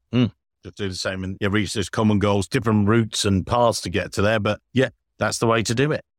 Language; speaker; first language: English; native; English